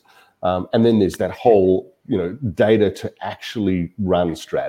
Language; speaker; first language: English; native; English